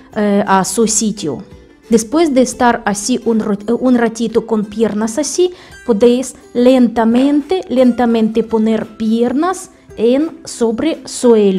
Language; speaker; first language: Spanish; non-native, fluent; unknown